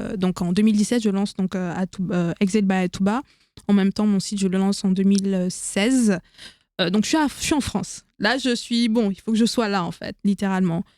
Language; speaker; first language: French; native; French